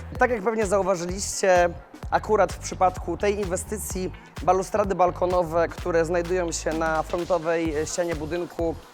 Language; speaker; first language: Polish; native; Polish